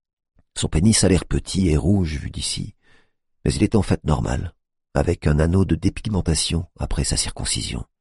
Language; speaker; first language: French; native; French